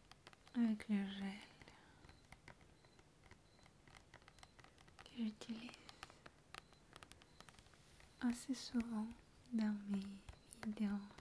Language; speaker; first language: French; non-native, fluent; Russian